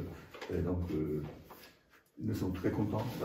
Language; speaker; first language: French; non-native, fluent; Japanese